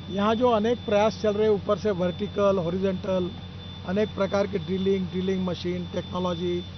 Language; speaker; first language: Hindi; non-native, local second language; Marathi